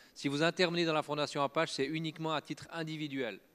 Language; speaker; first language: French; native; French